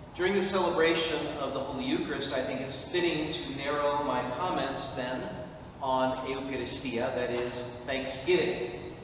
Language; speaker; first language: English; native; English